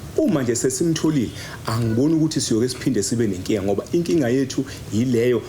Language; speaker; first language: Zulu; native; Zulu